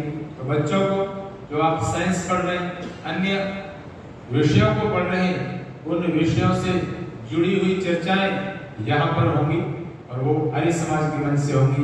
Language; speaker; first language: Hindi; native; Hindi